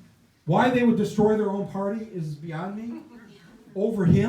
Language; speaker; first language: English; native; English